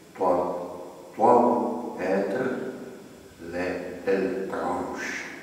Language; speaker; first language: French; non-native, learner; Estonian